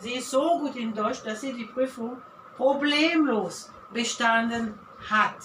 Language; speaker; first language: German; non-native, fluent; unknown